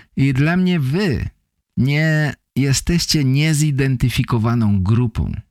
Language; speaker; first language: Polish; native; Polish